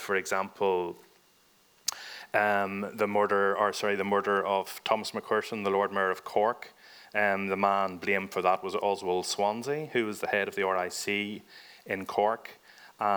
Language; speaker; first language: English; native; English